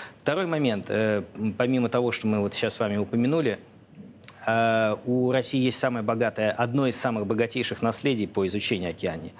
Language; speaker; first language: Russian; native; Russian